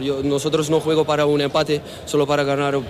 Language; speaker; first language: Spanish; non-native, learner; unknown